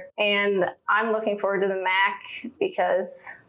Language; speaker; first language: English; native; English